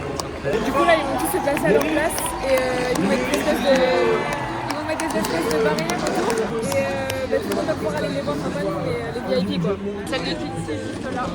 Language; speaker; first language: French; native; French